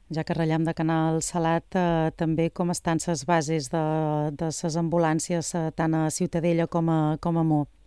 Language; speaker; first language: Catalan; native; Catalan